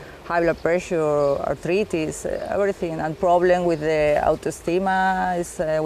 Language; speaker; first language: English; non-native, learner; Spanish